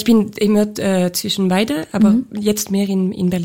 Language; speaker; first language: German; non-native, local second language; French